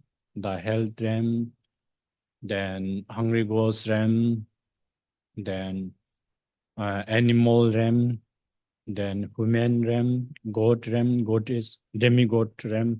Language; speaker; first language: English; non-native, fluent; Tibetan